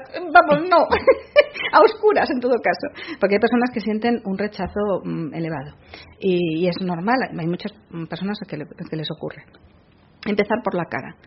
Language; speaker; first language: Spanish; native; Spanish